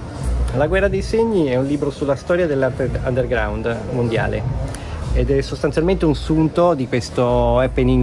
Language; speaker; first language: Italian; native; Italian